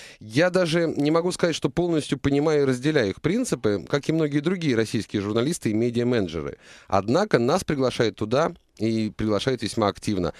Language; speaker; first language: Russian; native; Russian